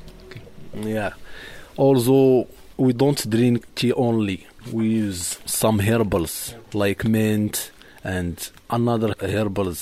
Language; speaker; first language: English; non-native, learner; Arabic